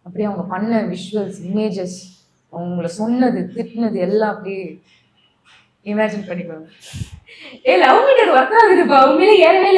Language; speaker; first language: Tamil; native; Tamil